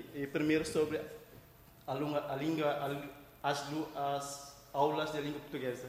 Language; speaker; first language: Portuguese; non-native, local second language; Tetum